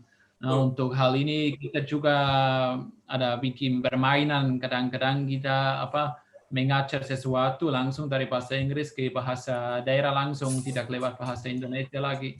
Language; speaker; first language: Indonesian; non-native, fluent; Swiss German